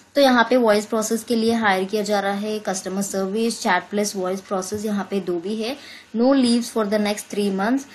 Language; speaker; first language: Hindi; native; Hindi